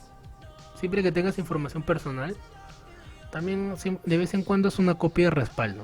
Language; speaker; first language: Spanish; native; Spanish